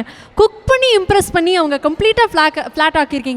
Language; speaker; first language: Tamil; native; Tamil